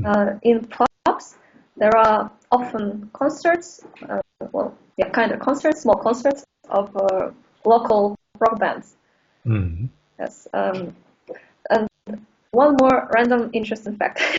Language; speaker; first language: English; non-native, fluent; Russian